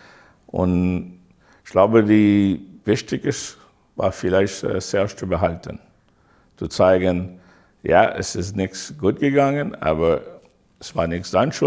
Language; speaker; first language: German; non-native, fluent; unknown